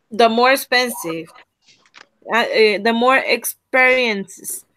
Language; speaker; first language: English; non-native, learner; Spanish